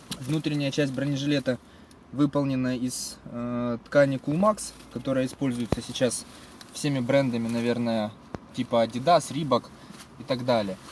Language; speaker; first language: Russian; native; Russian